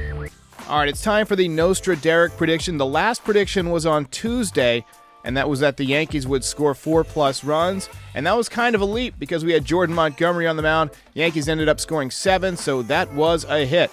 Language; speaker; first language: English; native; English